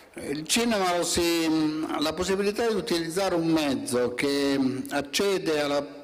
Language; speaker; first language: Italian; native; Italian